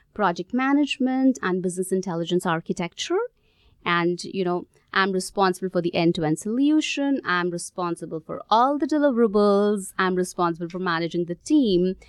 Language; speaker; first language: English; non-native, local second language; Hindi